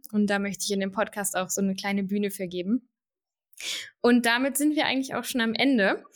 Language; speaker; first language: German; native; German